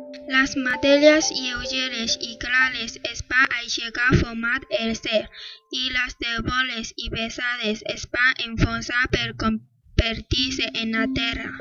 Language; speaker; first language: Catalan; non-native, learner; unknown